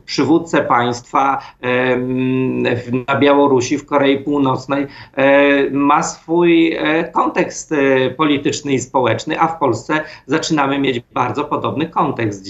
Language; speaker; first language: Polish; native; Polish